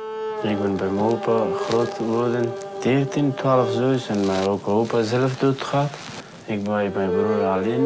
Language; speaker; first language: Dutch; non-native, learner; Persian